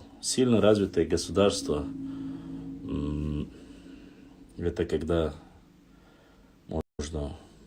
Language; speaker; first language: Russian; non-native, local second language; Chechen